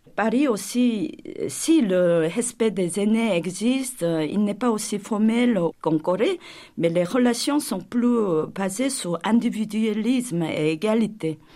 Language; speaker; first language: French; non-native, fluent; Korean